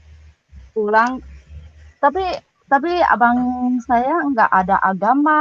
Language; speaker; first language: Indonesian; non-native, learner; Cantonese